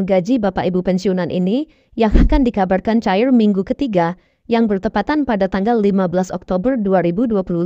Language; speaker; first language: Indonesian; native; Indonesian